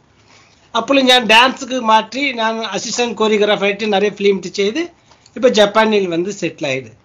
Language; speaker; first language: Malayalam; non-native, learner; Tamil